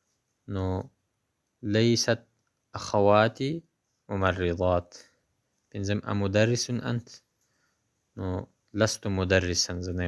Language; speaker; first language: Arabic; non-native, fluent; Pashto